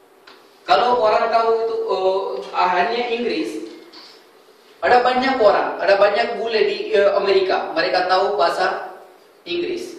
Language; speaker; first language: Indonesian; non-native, fluent; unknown